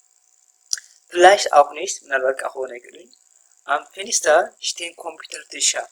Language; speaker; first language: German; non-native, fluent; Tigrinya